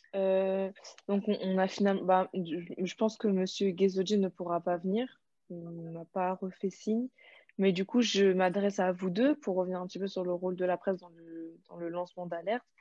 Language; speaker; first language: French; native; French